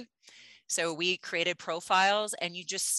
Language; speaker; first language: English; native; English